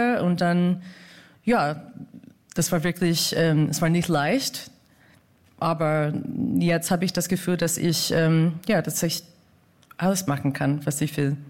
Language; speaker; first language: German; non-native, fluent; English